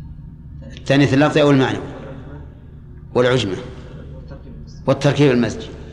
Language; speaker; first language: Arabic; native; Arabic